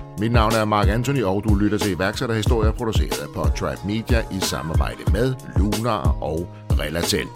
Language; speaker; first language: Danish; native; Danish